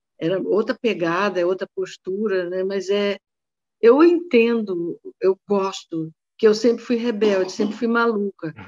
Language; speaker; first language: Portuguese; native; Portuguese